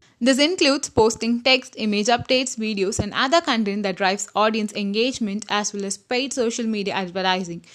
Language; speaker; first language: English; non-native, local second language; Tamil